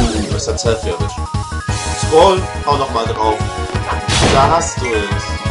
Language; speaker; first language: German; native; German